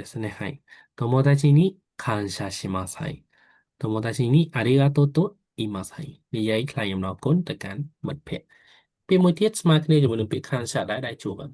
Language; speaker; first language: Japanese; non-native, fluent; Khmer